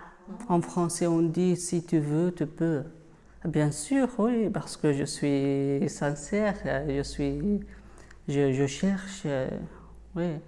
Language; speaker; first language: French; non-native, learner; Arabic